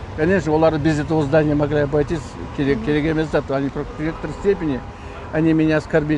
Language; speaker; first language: Russian; non-native, local second language; Kazakh